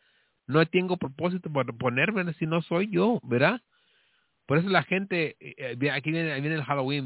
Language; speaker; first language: Spanish; early bilingual, heritage; Spanish